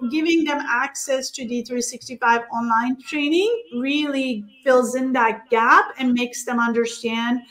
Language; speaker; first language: English; non-native, fluent; Turkish